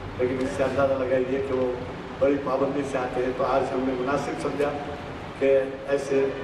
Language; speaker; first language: Urdu; native; Urdu